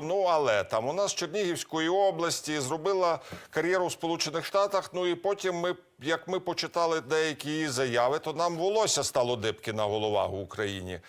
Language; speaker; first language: Ukrainian; native; Ukrainian